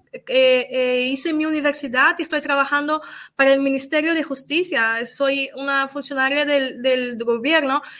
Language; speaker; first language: Spanish; early bilingual, other home language; Portuguese